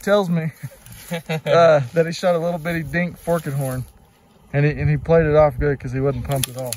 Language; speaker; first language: English; native; English